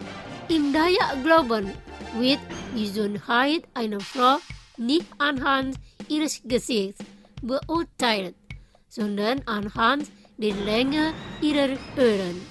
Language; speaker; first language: German; non-native, fluent; Indonesian